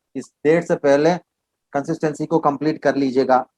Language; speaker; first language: Hindi; non-native, local second language; Kannada